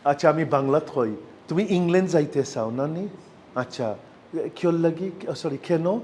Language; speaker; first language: Bangla; non-native, learner; English